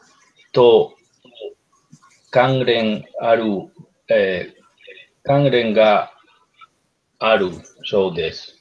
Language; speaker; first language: Japanese; non-native, learner; Spanish